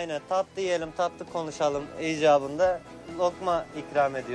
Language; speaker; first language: Turkish; native; Turkish